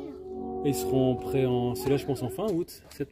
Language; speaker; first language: French; native; French